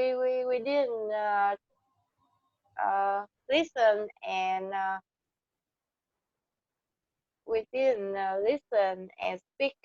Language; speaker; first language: English; non-native, learner; Vietnamese